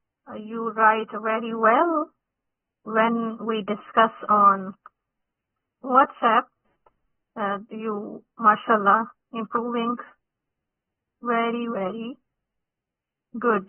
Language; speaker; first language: English; non-native, local second language; Urdu